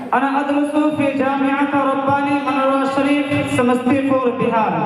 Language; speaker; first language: Arabic; non-native, learner; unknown